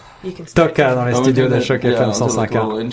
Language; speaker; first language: French; native; French